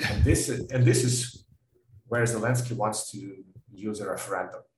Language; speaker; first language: English; non-native, fluent; Ukrainian